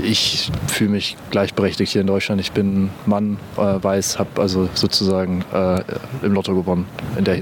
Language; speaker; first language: German; native; German